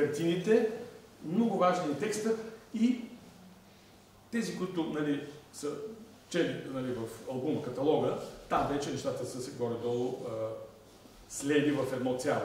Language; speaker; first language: Bulgarian; native; Bulgarian